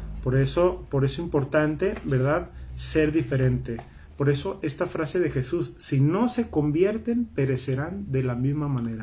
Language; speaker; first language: Spanish; native; Spanish